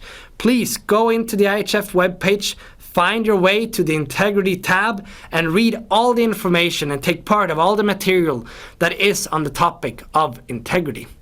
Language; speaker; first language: English; non-native, fluent; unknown